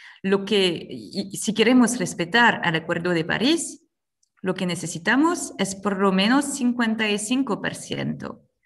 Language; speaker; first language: Spanish; non-native, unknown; French